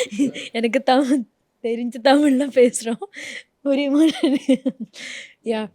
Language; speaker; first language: Tamil; non-native, fluent; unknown